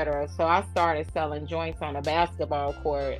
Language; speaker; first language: English; native; English